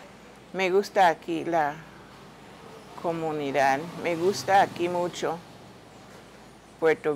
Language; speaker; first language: Spanish; non-native, learner; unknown